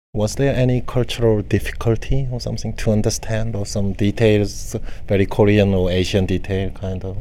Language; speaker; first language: English; non-native, learner; Korean